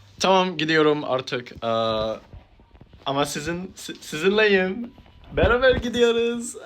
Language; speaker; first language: Turkish; early bilingual, heritage; Turkish